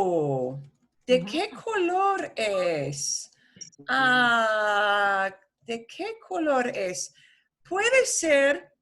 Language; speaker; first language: Spanish; non-native, fluent; English